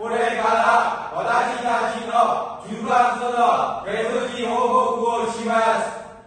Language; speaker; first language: Japanese; non-native, learner; Burmese